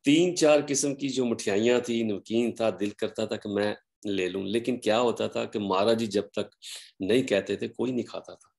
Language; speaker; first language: Hindi; non-native, local second language; Punjabi